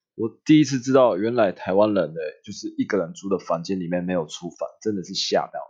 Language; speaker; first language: Chinese; non-native, fluent; Japanese